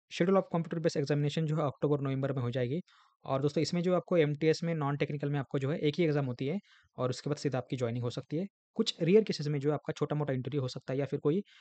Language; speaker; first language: Hindi; non-native, local second language; Marathi